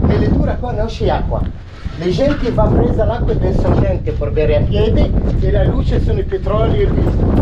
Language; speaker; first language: Italian; non-native, learner; Arabic